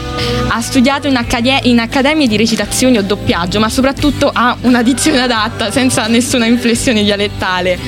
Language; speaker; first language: Italian; native; Italian